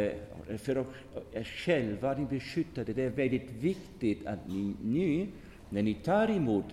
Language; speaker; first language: Swedish; non-native, fluent; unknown